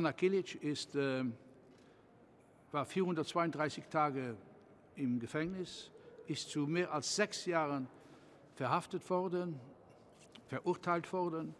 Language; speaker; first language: German; non-native, local second language; Luxembourgish